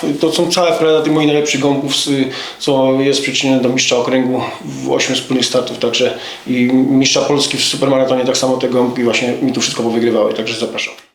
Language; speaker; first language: Polish; native; Polish